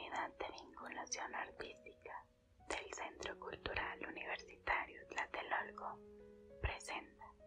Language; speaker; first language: Spanish; native; Spanish